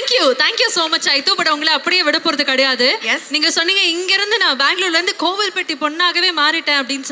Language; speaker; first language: Tamil; native; Tamil